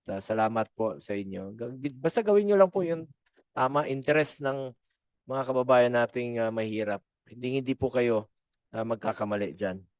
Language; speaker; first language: Filipino; native; Filipino